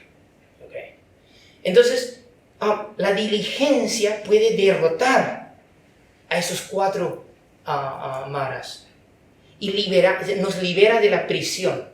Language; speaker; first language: Spanish; non-native, fluent; Chinese